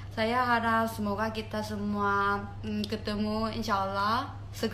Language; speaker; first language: Indonesian; non-native, learner; Korean